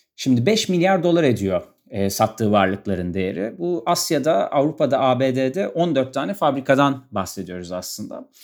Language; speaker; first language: Turkish; native; Turkish